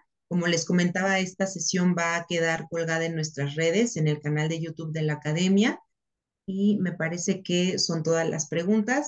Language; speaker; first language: Spanish; native; Spanish